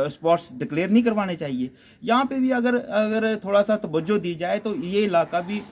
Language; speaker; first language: Hindi; native; Hindi